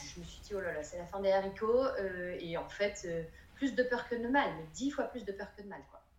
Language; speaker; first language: French; native; French